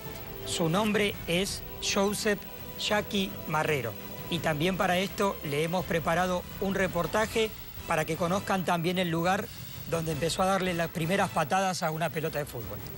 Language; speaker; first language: Spanish; native; Spanish